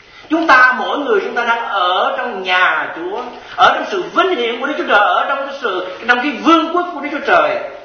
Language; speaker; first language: Vietnamese; native; Vietnamese